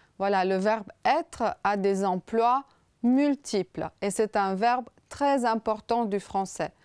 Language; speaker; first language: French; non-native, fluent; Romanian